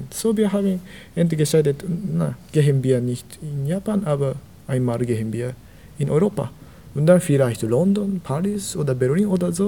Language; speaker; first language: German; non-native, learner; Japanese